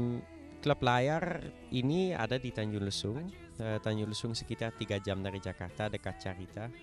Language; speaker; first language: Indonesian; non-native, fluent; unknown